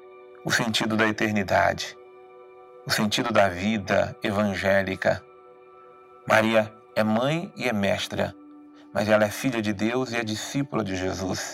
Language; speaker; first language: Portuguese; native; Portuguese